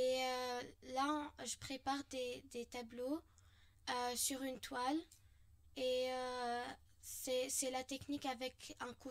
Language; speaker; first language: French; non-native, local second language; Arabic